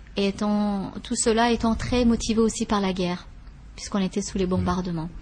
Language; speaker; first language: French; early bilingual, other home language; Persian